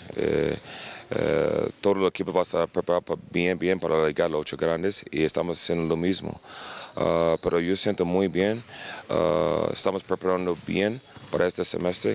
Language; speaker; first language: Spanish; non-native, learner; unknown